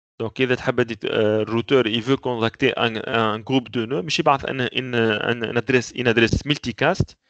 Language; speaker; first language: French; non-native, local second language; Arabic